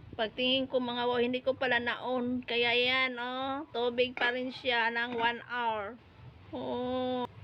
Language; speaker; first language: Filipino; non-native, local second language; Cebuano